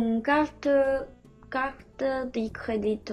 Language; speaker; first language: Italian; non-native, learner; Chinese